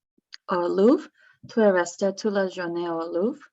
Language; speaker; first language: French; non-native, learner; English